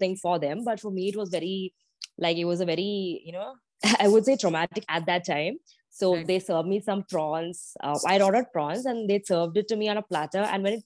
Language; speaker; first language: English; non-native, local second language; Malayalam